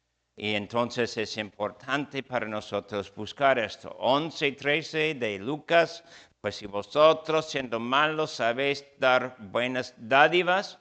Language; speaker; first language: Spanish; non-native, fluent; English